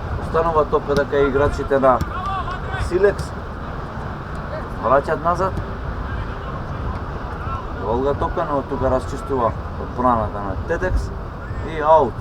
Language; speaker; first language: Macedonian; non-native, local second language; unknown